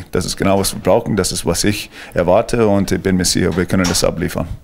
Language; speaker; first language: German; non-native, fluent; English